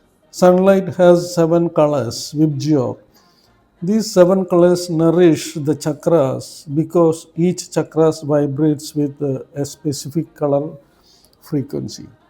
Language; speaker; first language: English; non-native, local second language; Malayalam